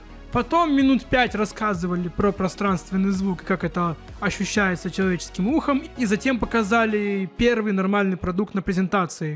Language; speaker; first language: Russian; native; Russian